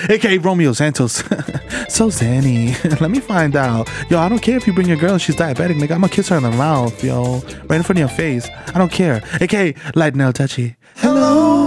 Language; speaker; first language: English; early bilingual, other home language; Spanish